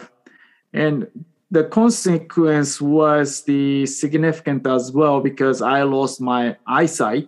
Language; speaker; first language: English; non-native, fluent; Japanese